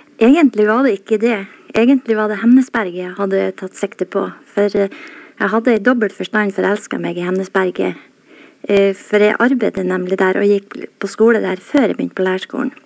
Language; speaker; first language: Norwegian; native; Norwegian